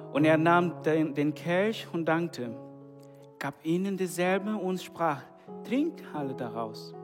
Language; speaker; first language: German; non-native, fluent; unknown